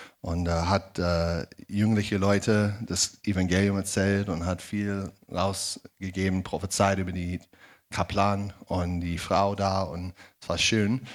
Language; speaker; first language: German; non-native, fluent; English